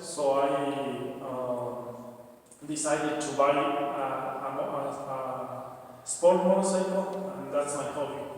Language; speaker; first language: English; non-native, learner; Spanish